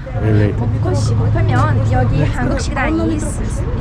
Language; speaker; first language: Korean; non-native, learner; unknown